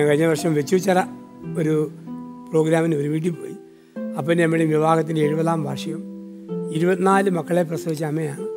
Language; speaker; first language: Malayalam; native; Malayalam